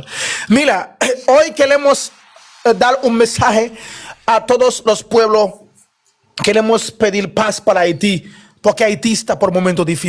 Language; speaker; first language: Spanish; non-native, learner; Haitian Creole